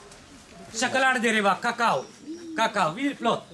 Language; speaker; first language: Russian; non-native, learner; Sinhala